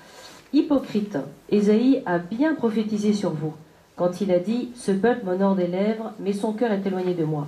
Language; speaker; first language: French; native; French